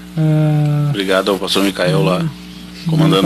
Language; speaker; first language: Portuguese; native; Portuguese